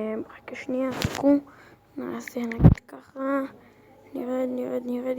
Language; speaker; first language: Hebrew; native; Hebrew